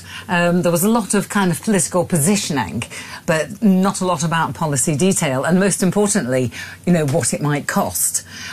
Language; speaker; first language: English; native; English